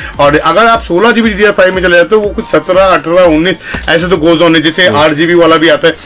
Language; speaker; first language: Hindi; non-native, local second language; Bangla